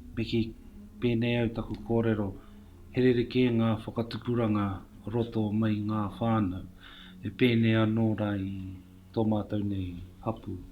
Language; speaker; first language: Māori; native; Māori